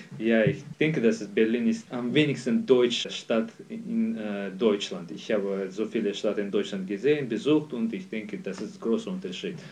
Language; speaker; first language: German; non-native, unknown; Azerbaijani